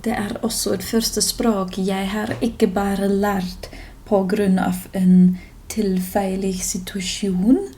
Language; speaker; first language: Norwegian; non-native, fluent; German